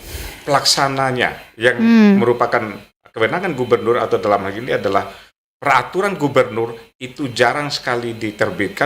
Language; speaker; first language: Indonesian; native; Indonesian